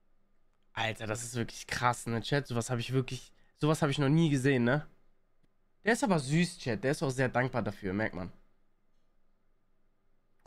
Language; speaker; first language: German; native; German